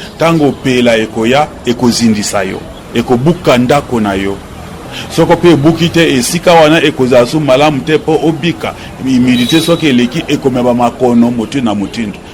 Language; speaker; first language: Lingala; native; Lingala